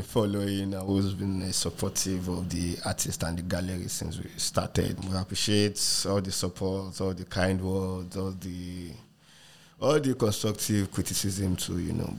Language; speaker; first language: English; non-native, local second language; Yoruba